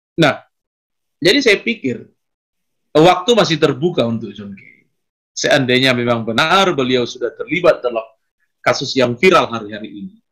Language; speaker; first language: Indonesian; native; Indonesian